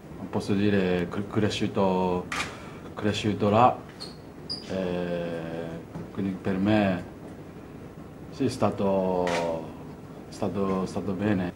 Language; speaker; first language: Italian; non-native, fluent; Japanese